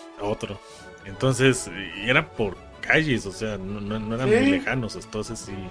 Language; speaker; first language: Spanish; native; Spanish